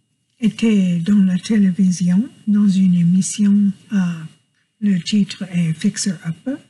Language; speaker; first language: French; non-native, learner; English